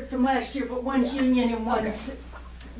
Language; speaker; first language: English; native; English